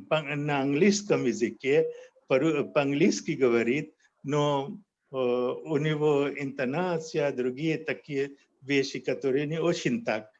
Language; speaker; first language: Russian; non-native, fluent; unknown